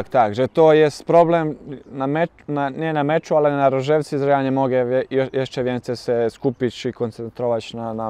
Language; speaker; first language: Polish; non-native, learner; Bosnian